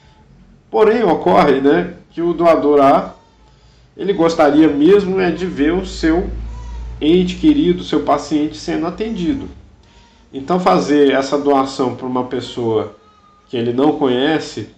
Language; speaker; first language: Portuguese; native; Portuguese